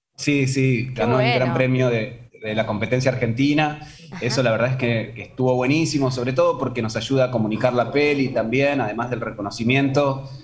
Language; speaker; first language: Spanish; native; Spanish